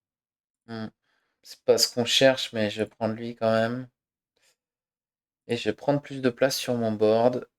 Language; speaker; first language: French; native; French